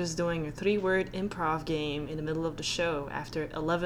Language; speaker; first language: English; non-native, fluent; Dutch